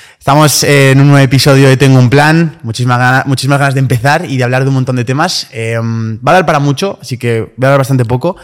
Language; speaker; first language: Spanish; native; Spanish